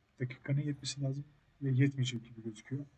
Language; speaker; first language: Turkish; native; Turkish